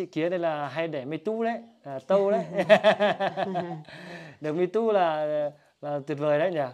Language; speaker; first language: Vietnamese; native; Vietnamese